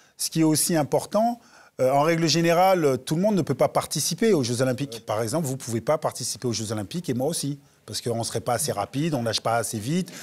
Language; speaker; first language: French; native; French